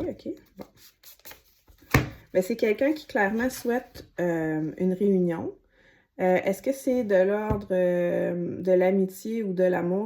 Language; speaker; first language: French; native; French